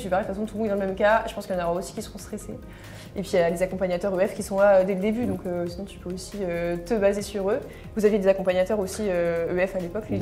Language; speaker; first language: French; native; French